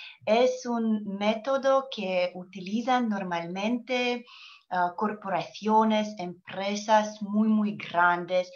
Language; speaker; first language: Spanish; non-native, learner; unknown